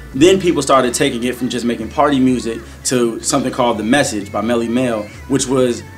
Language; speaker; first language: English; native; English